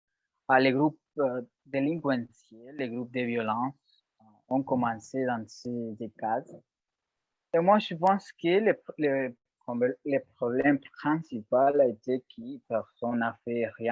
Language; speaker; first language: French; non-native, learner; Spanish